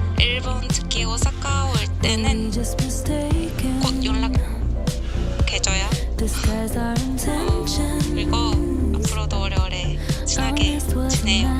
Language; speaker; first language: Korean; non-native, learner; Japanese